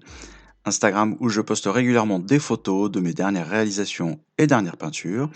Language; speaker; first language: French; native; French